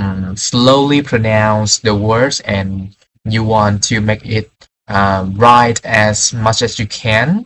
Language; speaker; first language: English; non-native, fluent; Vietnamese